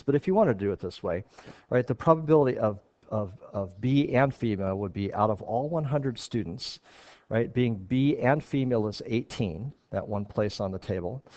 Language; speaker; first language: English; native; English